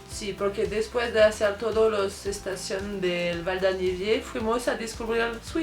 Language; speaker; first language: Spanish; non-native, fluent; French